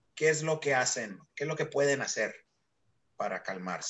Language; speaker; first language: Spanish; early bilingual, other home language; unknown